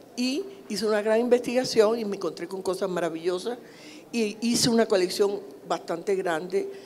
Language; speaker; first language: Spanish; native; Spanish